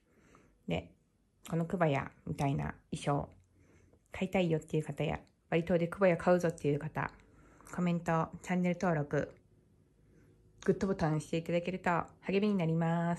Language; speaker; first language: Japanese; native; Japanese